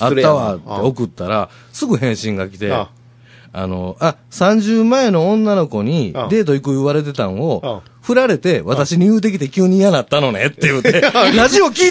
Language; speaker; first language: Japanese; native; Japanese